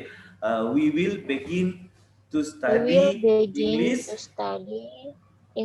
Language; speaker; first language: English; non-native, fluent; Indonesian